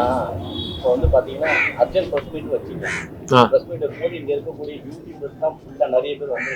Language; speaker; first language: Tamil; native; Tamil